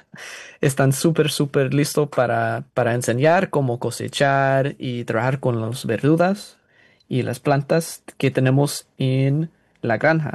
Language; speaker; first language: Spanish; non-native, learner; English